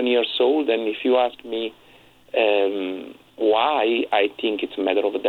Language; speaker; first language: English; non-native, fluent; Italian